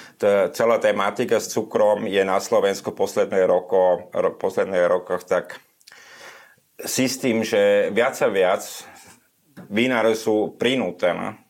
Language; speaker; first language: Slovak; non-native, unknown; German